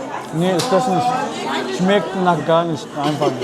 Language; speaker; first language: German; non-native, learner; Amharic